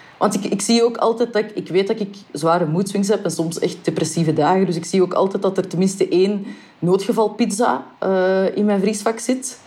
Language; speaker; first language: Dutch; native; Dutch